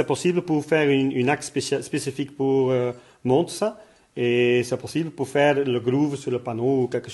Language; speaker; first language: French; non-native, local second language; Dutch